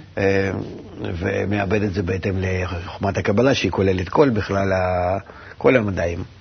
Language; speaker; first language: Hebrew; non-native, fluent; Russian